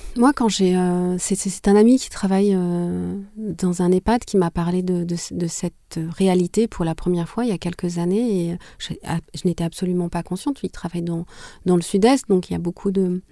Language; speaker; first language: French; non-native, local second language; Kinyarwanda